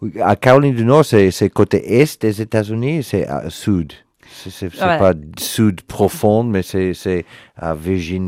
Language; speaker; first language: French; non-native, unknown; English